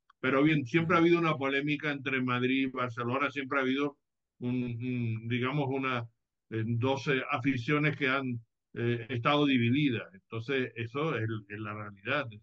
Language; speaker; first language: Spanish; native; Spanish